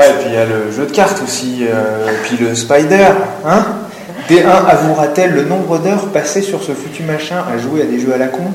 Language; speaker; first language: French; native; French